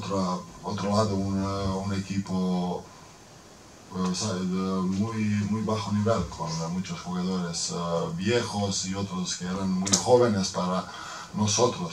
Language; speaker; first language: Spanish; non-native, fluent; Croatian